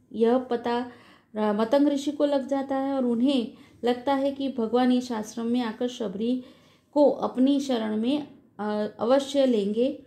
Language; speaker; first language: Hindi; non-native, local second language; Gujarati